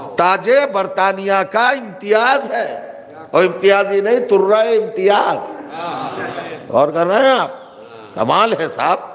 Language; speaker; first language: Urdu; native; Urdu